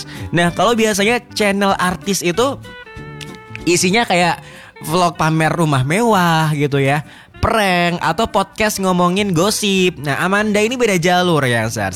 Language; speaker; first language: Indonesian; native; Indonesian